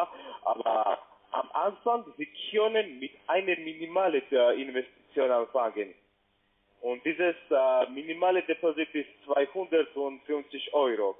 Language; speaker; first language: German; non-native, learner; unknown